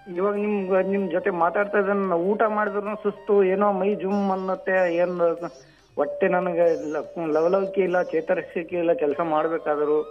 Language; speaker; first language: Kannada; native; Kannada